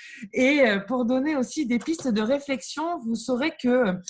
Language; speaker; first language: French; native; French